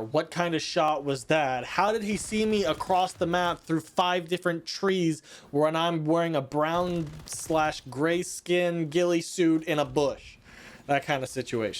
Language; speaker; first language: English; native; English